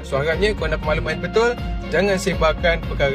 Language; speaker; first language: Malay; native; Malay